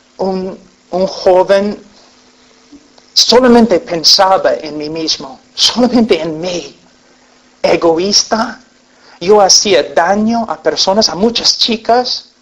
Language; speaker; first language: Spanish; non-native, fluent; English